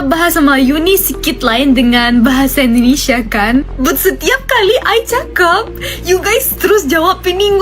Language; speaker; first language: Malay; non-native, learner; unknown